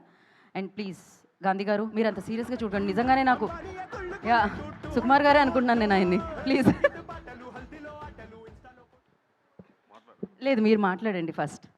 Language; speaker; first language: Telugu; native; Telugu